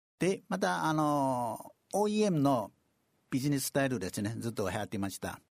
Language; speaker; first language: Japanese; non-native, fluent; Chinese